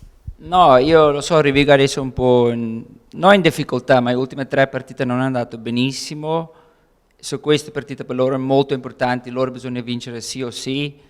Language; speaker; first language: Italian; non-native, learner; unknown